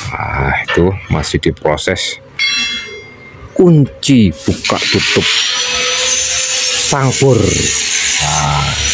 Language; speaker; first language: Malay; non-native, local second language; Javanese